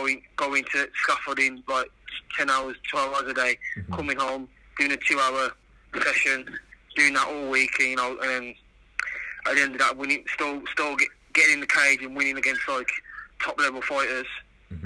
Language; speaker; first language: English; native; English